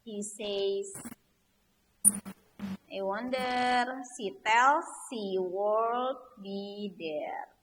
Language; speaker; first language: English; non-native, learner; Indonesian